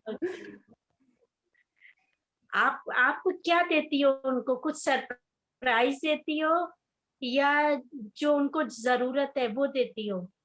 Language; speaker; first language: Hindi; native; Hindi